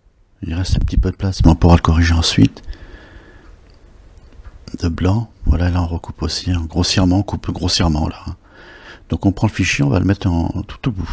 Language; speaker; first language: French; native; French